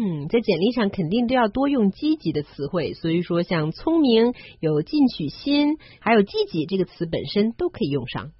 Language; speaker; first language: Chinese; native; Chinese